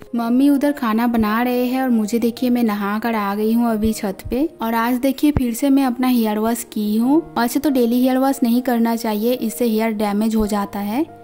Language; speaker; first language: Hindi; non-native, local second language; Bangla